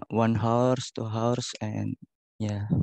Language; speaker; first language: English; non-native, learner; Indonesian